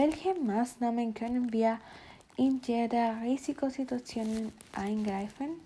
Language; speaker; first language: German; non-native, learner; Spanish